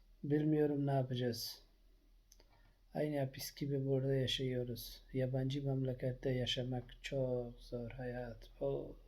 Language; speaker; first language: Turkish; non-native, learner; Persian